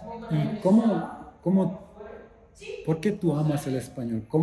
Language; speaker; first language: Spanish; non-native, fluent; German